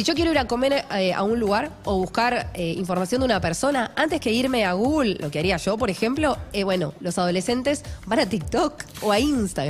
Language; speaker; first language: Spanish; native; Spanish